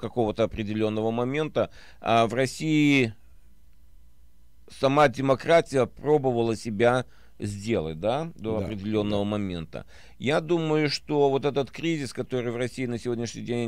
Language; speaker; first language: Russian; native; Russian